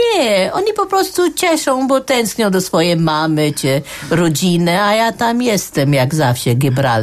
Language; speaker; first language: Polish; non-native, fluent; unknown